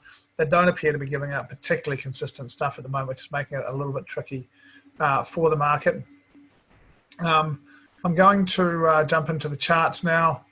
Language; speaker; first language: English; native; English